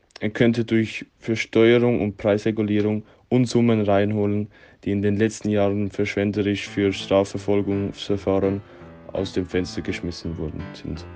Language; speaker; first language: German; native; German